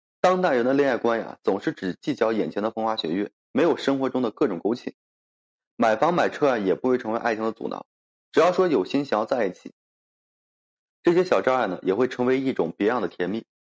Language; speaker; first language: Chinese; native; Chinese